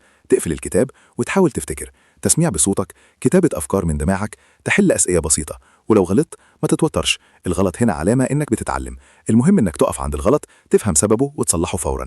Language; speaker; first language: Arabic; native; Arabic